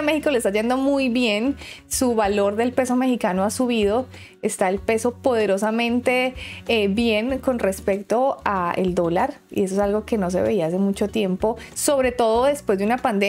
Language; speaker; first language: Spanish; native; Spanish